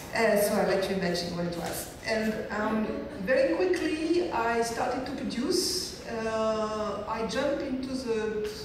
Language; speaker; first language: English; non-native, fluent; French